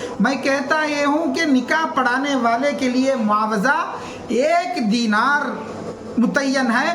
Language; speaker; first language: Urdu; native; Urdu